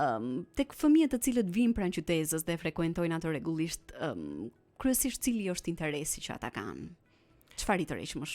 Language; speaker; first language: Albanian; native; Albanian